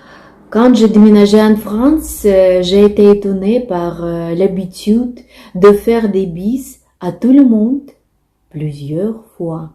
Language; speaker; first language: French; non-native, fluent; Russian